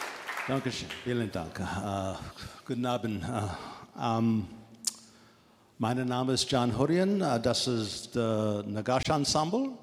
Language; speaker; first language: German; non-native, learner; English